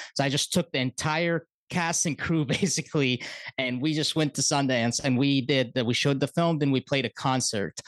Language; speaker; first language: English; early bilingual, other home language; Arabic